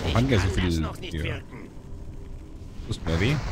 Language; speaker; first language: German; native; German